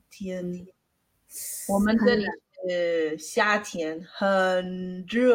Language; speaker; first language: Chinese; non-native, learner; Spanish